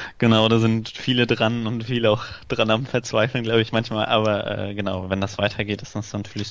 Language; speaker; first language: German; native; German